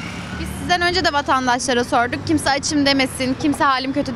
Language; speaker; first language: Turkish; native; Turkish